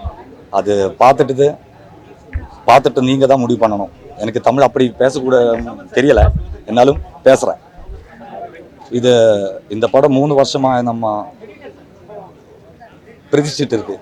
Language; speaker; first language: Tamil; non-native, learner; Malayalam